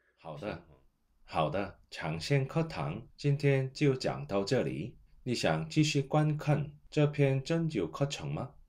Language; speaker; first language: Chinese; non-native, fluent; Korean